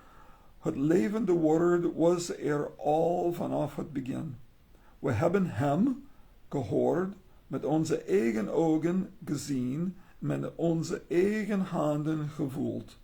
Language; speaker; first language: Dutch; non-native, learner; English